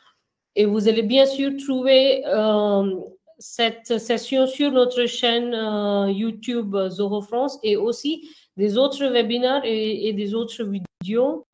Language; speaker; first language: French; non-native, fluent; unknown